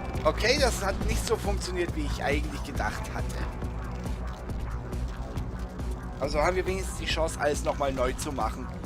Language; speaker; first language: German; native; German